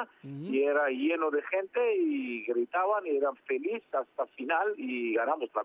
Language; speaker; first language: Spanish; non-native, fluent; Georgian